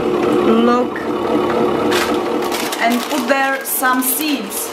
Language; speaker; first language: English; non-native, learner; Czech